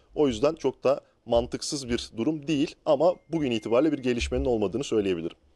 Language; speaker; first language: Turkish; native; Turkish